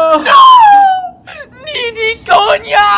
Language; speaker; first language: Spanish; non-native, learner; English